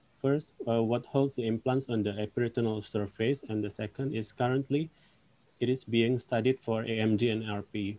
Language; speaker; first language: English; non-native, local second language; Indonesian